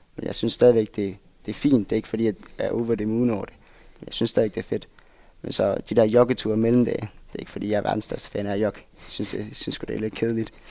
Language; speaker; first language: Danish; native; Danish